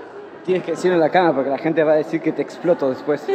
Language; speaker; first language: Spanish; native; Spanish